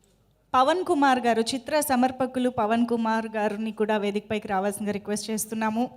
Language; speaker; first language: Telugu; native; Telugu